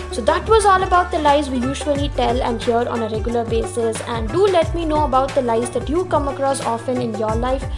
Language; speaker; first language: English; non-native, local second language; Tamil